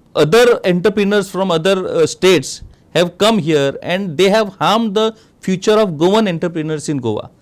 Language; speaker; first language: English; non-native, local second language; Marathi